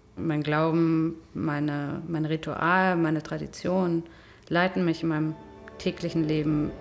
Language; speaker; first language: German; native; German